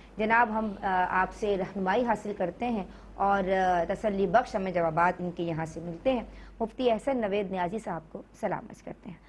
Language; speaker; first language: Urdu; native; Urdu